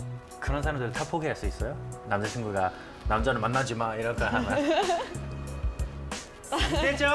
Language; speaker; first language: Korean; non-native, fluent; English